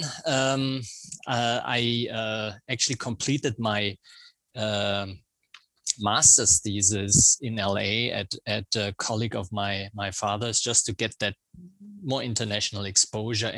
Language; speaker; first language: English; non-native, fluent; German